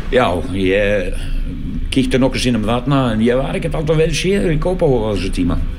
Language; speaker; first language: Icelandic; non-native, fluent; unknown